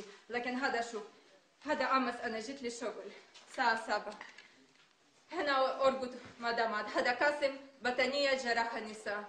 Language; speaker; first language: Arabic; non-native, learner; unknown